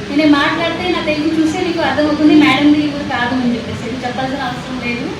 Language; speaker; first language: Telugu; non-native, local second language; Marathi